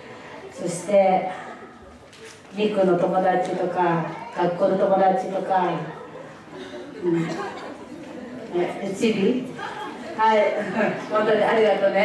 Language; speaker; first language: Japanese; non-native, fluent; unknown